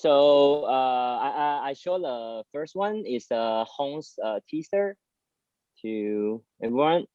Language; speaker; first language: English; non-native, learner; Chinese